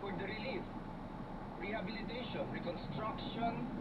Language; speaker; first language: English; non-native, local second language; Filipino